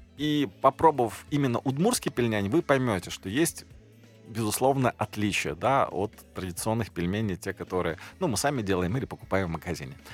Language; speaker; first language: Russian; native; Russian